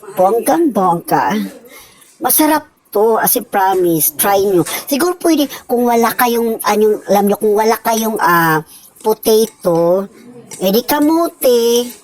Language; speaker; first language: Filipino; non-native, local second language; Cebuano